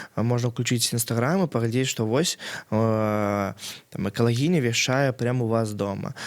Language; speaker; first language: Belarusian; non-native, local second language; Russian